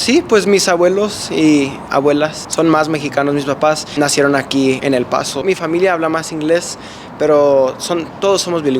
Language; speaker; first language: Spanish; early bilingual, heritage; English